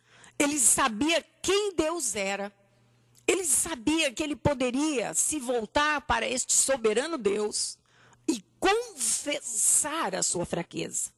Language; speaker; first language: Portuguese; native; Portuguese